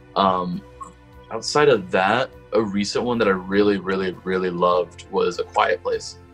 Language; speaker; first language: English; native; English